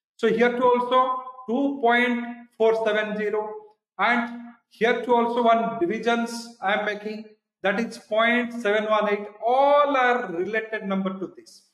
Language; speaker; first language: English; non-native, local second language; Odia